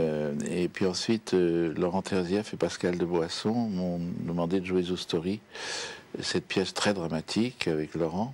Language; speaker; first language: French; native; French